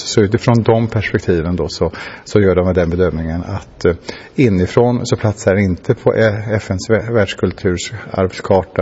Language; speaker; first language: Swedish; native; Swedish